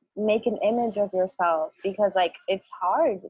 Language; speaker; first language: English; early bilingual, other home language; Spanish